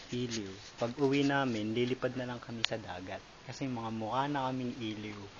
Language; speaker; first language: Filipino; native; Filipino